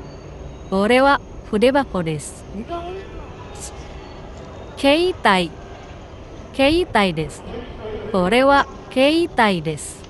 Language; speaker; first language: Japanese; non-native, fluent; Indonesian